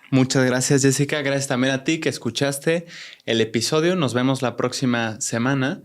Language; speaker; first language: Spanish; native; Spanish